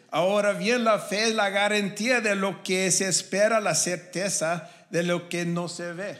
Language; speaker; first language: Spanish; non-native, learner; English